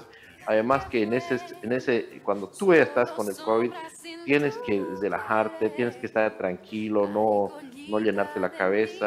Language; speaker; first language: Spanish; native; Spanish